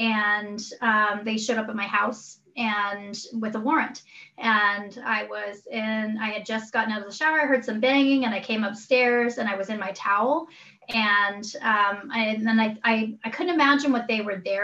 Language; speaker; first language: English; native; English